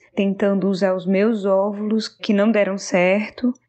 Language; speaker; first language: Portuguese; native; Portuguese